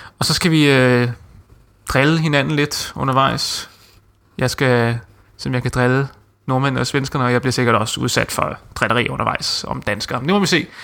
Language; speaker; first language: Danish; native; Danish